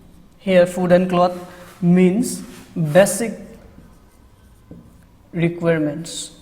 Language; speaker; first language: English; non-native, local second language; Assamese